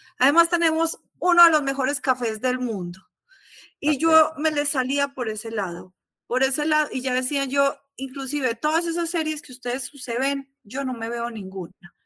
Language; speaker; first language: Spanish; native; Spanish